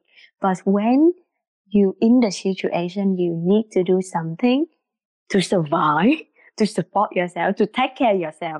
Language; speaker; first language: English; non-native, learner; Vietnamese